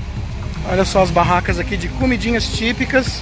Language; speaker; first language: Portuguese; native; Portuguese